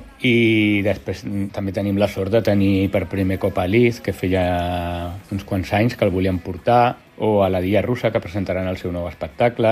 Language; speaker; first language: Catalan; native; Catalan